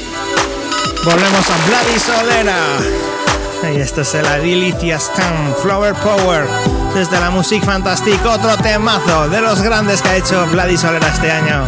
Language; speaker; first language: Spanish; native; Spanish